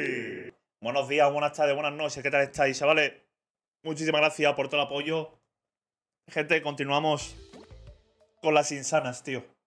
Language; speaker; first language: Spanish; native; Spanish